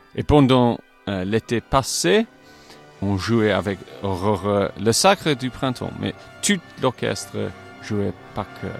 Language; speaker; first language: French; non-native, fluent; English